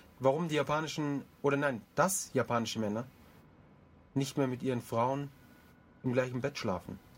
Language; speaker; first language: German; early bilingual, other home language; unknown